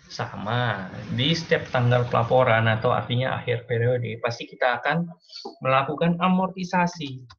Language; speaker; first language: Indonesian; native; Indonesian